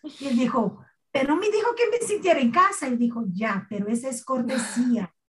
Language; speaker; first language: Spanish; non-native, fluent; Portuguese